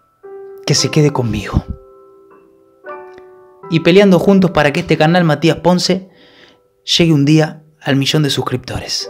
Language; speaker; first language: Spanish; native; Spanish